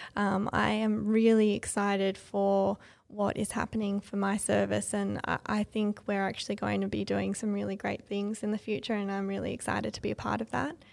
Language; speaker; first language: English; native; English